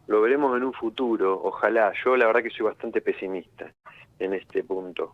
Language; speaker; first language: Spanish; native; Spanish